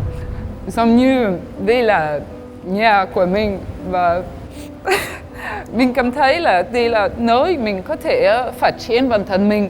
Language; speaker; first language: Vietnamese; non-native, fluent; French